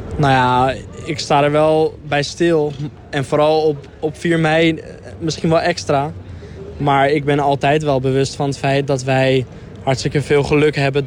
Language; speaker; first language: Dutch; early bilingual, other home language; Arabic